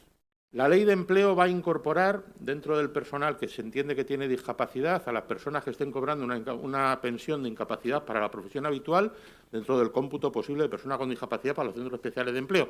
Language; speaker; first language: Spanish; native; Spanish